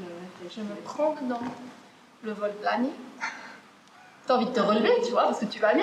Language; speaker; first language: French; native; French